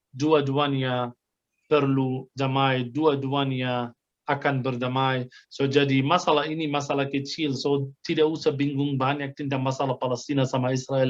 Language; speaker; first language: Indonesian; non-native, fluent; Arabic